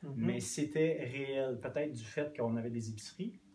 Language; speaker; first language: French; non-native, fluent; English